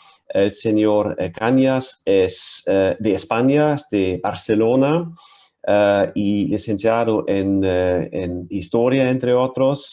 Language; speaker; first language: Spanish; non-native, fluent; German